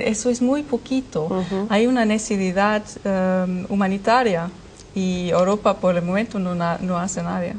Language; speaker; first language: Spanish; non-native, fluent; German